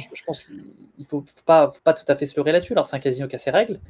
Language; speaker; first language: French; native; French